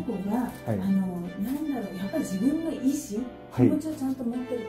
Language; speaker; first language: Japanese; native; Japanese